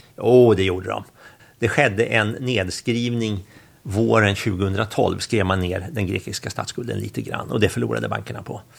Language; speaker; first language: Swedish; native; Swedish